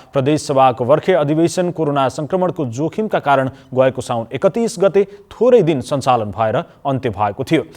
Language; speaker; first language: Nepali; native; Nepali